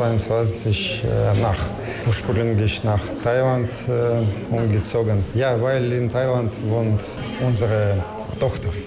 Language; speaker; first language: German; non-native, learner; Russian